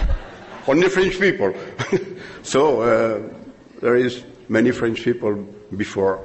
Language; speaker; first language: English; non-native, learner; French